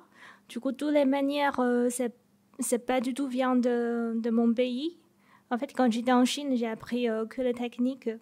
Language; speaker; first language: French; non-native, fluent; Chinese